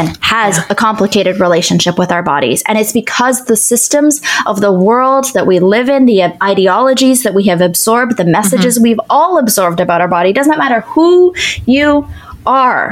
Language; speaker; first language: English; native; English